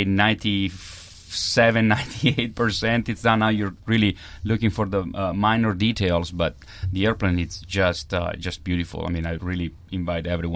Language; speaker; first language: English; non-native, fluent; Italian